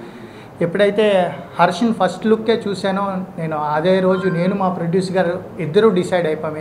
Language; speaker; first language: Telugu; native; Telugu